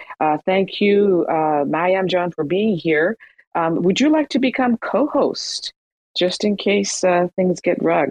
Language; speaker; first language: English; non-native, fluent; Persian